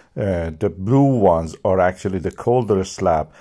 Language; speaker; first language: English; non-native, fluent; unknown